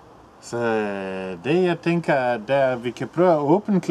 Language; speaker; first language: Danish; non-native, fluent; Spanish